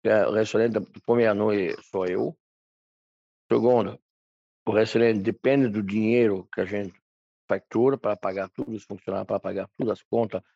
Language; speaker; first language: Portuguese; non-native, fluent; French